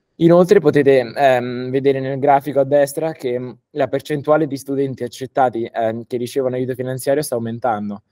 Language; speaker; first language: Italian; early bilingual, heritage; Italian